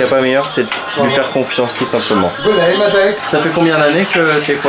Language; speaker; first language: French; native; French